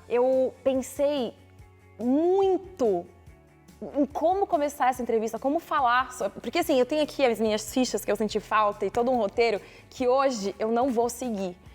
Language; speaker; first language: Portuguese; native; Portuguese